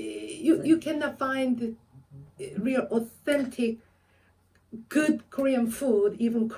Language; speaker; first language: English; non-native, fluent; Korean